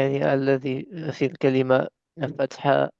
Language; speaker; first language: Arabic; non-native, learner; English